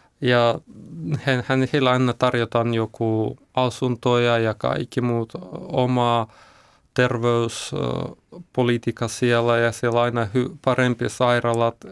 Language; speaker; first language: Finnish; non-native, learner; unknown